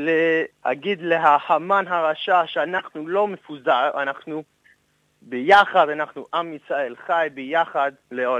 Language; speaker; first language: Hebrew; non-native, fluent; English